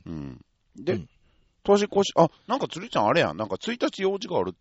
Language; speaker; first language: Japanese; native; Japanese